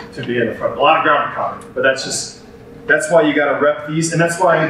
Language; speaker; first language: English; native; English